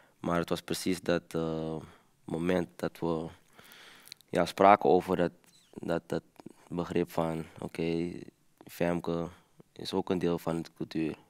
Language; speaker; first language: Dutch; early bilingual, other home language; Papiamento